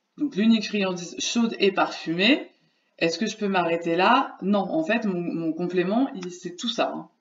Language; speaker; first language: French; native; French